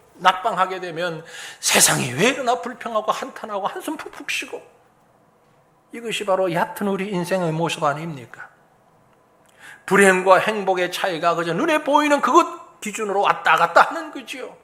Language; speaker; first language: Korean; native; Korean